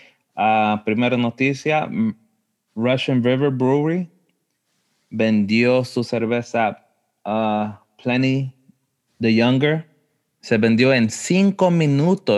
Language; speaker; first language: Spanish; early bilingual, heritage; Spanish